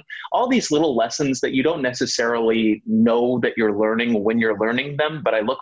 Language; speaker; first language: English; native; English